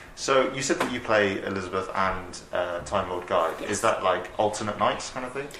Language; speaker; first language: English; native; English